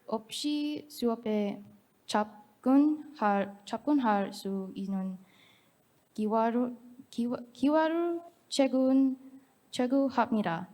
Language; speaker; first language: Korean; non-native, learner; English